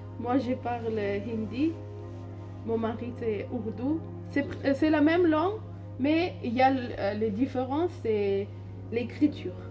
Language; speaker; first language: French; non-native, learner; Hindi